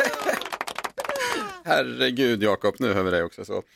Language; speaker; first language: Swedish; native; Swedish